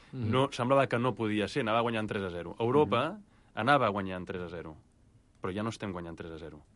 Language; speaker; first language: Catalan; native; Catalan